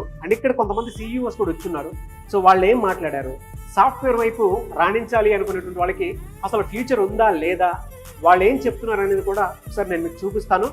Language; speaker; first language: Telugu; native; Telugu